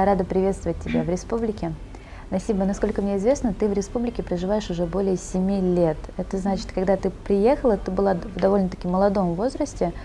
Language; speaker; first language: Russian; native; Russian